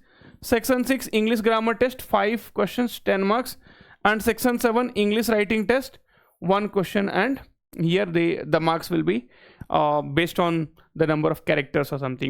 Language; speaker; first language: English; non-native, local second language; Hindi